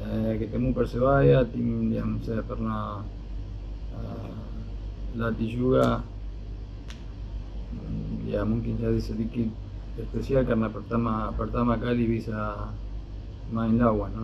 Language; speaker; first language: Indonesian; non-native, fluent; Spanish